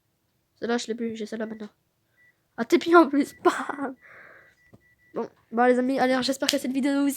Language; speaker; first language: French; native; French